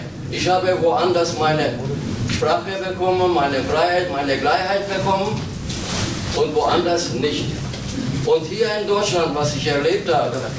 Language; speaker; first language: German; non-native, fluent; Turkish